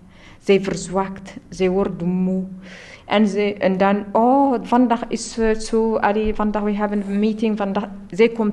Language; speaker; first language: Dutch; non-native, learner; Tigrinya